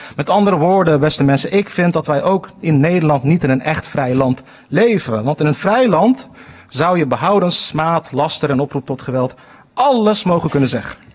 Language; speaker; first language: Dutch; early bilingual, other home language; Turkish